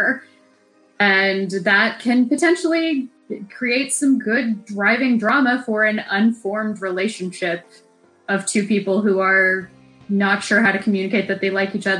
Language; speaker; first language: English; native; English